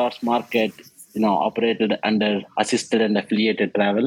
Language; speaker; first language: English; non-native, local second language; Telugu